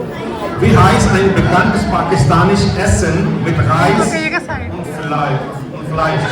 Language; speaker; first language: German; non-native, fluent; Urdu